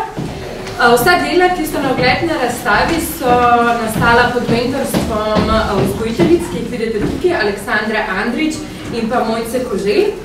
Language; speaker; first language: Slovenian; native; Slovenian